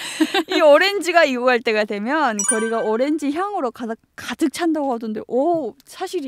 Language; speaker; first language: Korean; native; Korean